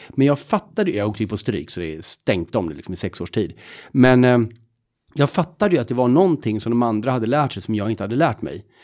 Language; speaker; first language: Swedish; native; Swedish